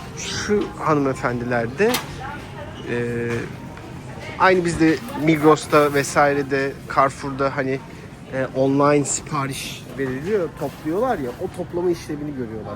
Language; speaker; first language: Turkish; native; Turkish